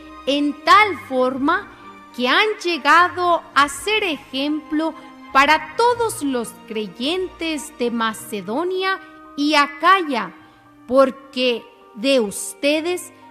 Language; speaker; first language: Spanish; native; Spanish